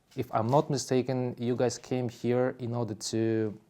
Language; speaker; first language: English; non-native, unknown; Kazakh